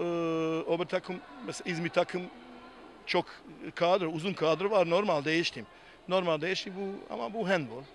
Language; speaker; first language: Turkish; non-native, learner; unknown